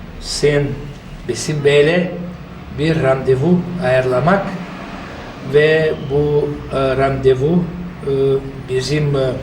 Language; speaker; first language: Turkish; non-native, fluent; Bulgarian